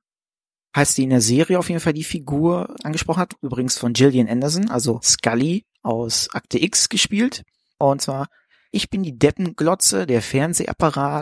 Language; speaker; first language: German; native; German